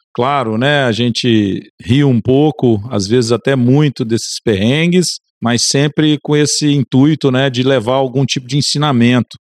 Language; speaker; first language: Portuguese; native; Portuguese